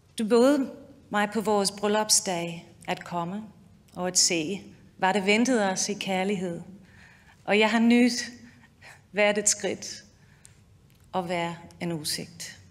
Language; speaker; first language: Danish; non-native, fluent; English